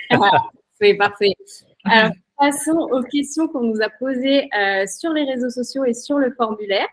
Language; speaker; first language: French; native; French